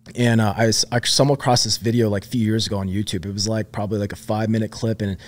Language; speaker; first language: English; native; English